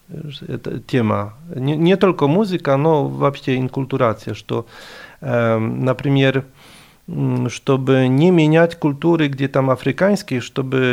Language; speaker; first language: Russian; non-native, fluent; Polish